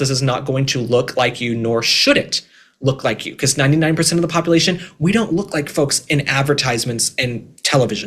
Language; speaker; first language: English; native; English